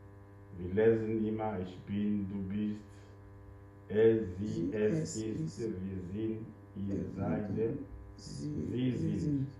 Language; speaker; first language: German; non-native, fluent; French